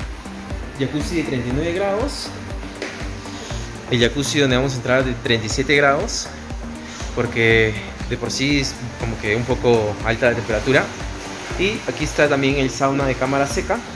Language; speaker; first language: Spanish; native; Spanish